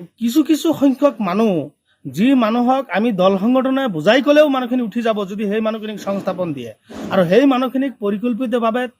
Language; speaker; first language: Assamese; non-native, local second language; Bangla